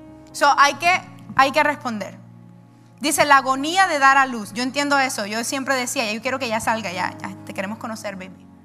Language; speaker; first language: Spanish; early bilingual, heritage; Spanish